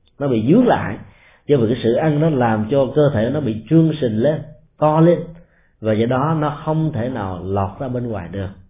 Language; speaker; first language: Vietnamese; native; Vietnamese